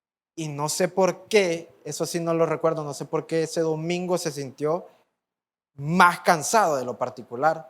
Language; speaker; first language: Spanish; native; Spanish